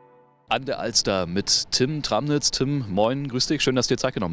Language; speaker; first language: German; native; German